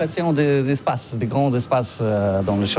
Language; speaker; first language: French; non-native, learner; Polish